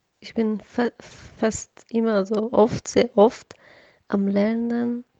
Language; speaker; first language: German; non-native, fluent; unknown